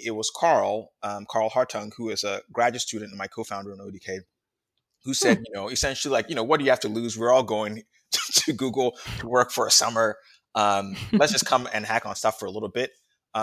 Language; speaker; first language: English; non-native, local second language; Akan